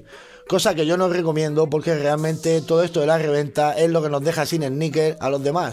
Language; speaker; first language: Spanish; native; Spanish